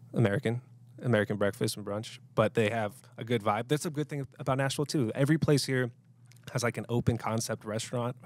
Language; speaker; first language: English; native; English